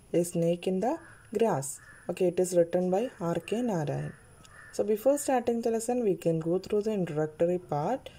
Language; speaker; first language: English; non-native, local second language; Malayalam